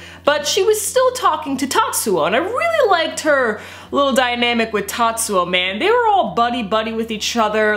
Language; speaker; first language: English; native; English